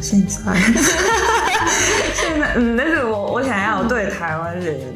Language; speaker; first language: Chinese; non-native, learner; Japanese